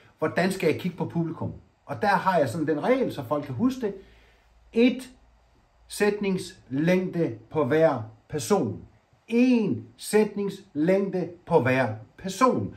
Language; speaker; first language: Danish; native; Danish